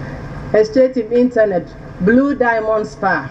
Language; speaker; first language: German; non-native, fluent; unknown